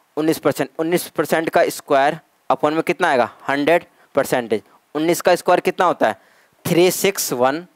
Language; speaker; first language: Hindi; native; Hindi